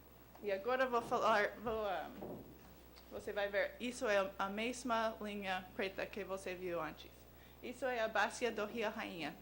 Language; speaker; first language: Portuguese; non-native, learner; English